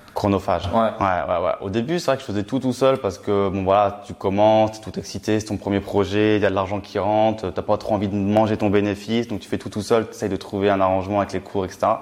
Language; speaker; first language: French; native; French